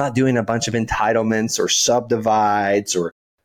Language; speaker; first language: English; native; English